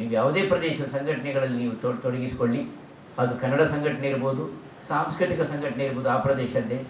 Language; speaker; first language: Kannada; non-native, local second language; Tulu